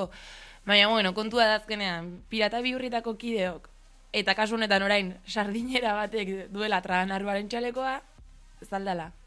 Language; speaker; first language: Basque; native; Basque